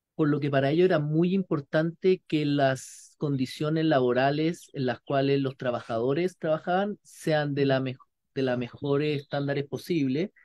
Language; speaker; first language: Spanish; native; Spanish